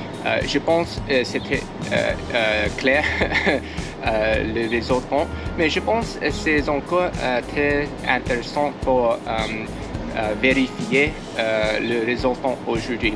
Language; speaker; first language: French; non-native, learner; English